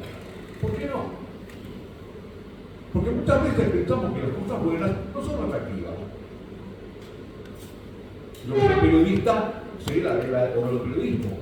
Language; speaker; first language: Spanish; native; Spanish